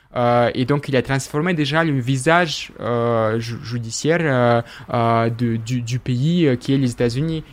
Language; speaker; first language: French; non-native, fluent; Russian